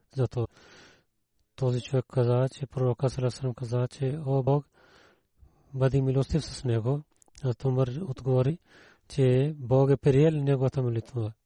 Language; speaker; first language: Bulgarian; non-native, learner; Urdu